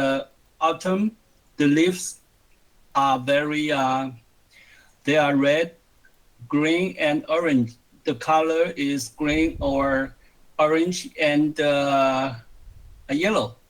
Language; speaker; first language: English; non-native, learner; Chinese